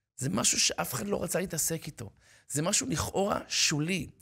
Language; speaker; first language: Hebrew; native; Hebrew